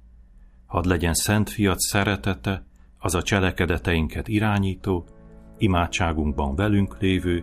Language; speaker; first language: Hungarian; native; Hungarian